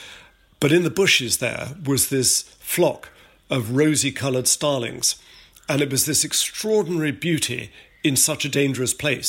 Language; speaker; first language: English; native; English